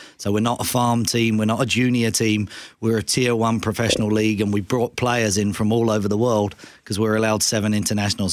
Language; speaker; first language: English; native; English